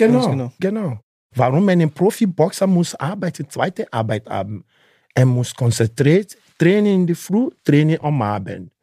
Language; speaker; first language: German; non-native, learner; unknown